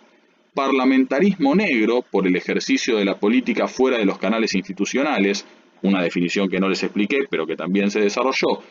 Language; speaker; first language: Spanish; native; Spanish